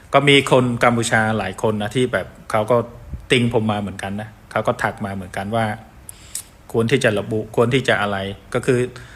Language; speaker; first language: Thai; non-native, fluent; Khmer